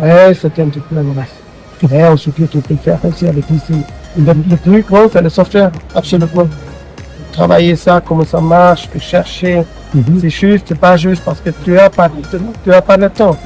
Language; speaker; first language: French; non-native, learner; German